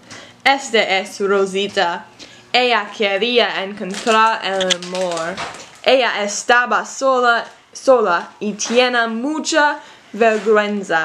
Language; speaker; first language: Spanish; non-native, learner; English